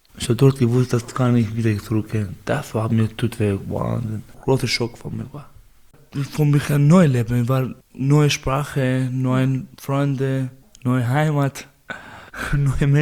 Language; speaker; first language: German; non-native, learner; Persian